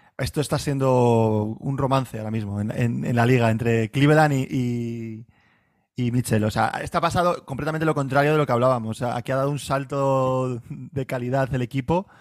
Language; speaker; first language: Spanish; native; Spanish